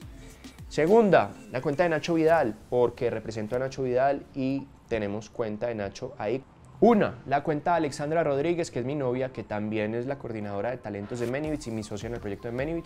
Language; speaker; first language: Spanish; native; Spanish